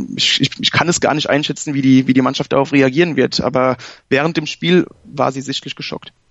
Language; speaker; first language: German; native; German